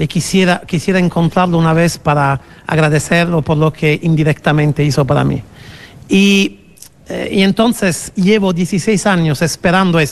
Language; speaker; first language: Spanish; non-native, fluent; Italian